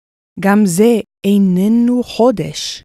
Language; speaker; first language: Hebrew; non-native, fluent; English